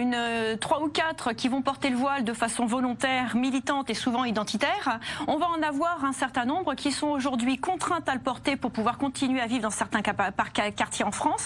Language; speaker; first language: French; native; French